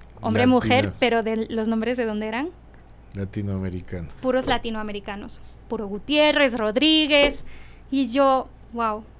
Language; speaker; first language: Spanish; early bilingual, heritage; Spanish